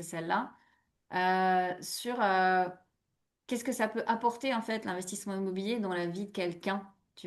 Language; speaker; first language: French; native; French